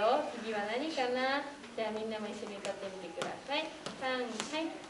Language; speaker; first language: Japanese; native; Japanese